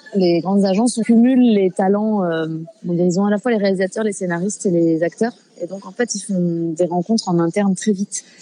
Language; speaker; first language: French; native; French